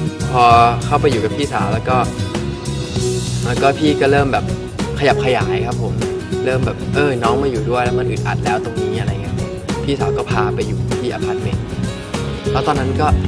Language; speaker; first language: Thai; non-native, local second language; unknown